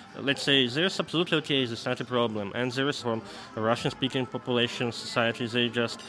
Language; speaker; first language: English; non-native, fluent; Romanian